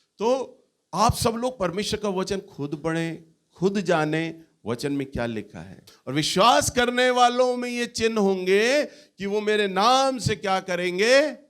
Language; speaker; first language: Hindi; native; Hindi